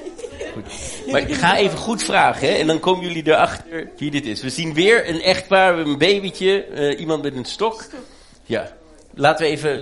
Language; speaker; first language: Dutch; native; Dutch